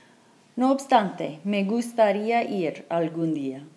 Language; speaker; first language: Spanish; non-native, fluent; English